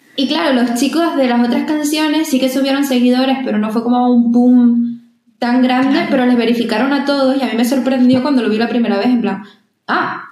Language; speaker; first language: Spanish; native; Spanish